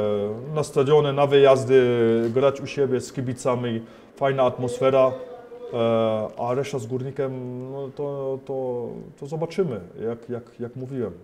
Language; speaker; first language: Polish; early bilingual, heritage; Polish